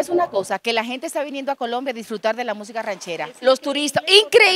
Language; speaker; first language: Spanish; native; Spanish